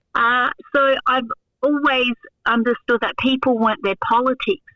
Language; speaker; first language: English; native; English